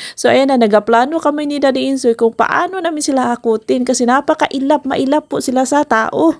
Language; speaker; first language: Filipino; non-native, local second language; Cebuano